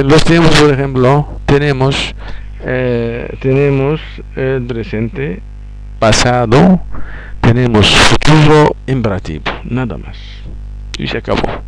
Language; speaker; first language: Spanish; non-native, fluent; Arabic